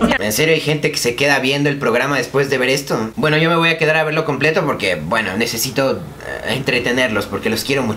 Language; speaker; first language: Spanish; native; Spanish